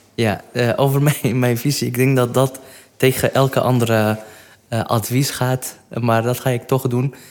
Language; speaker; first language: Dutch; non-native, fluent; Arabic